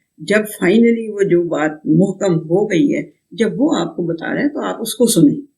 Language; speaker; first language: Urdu; native; Urdu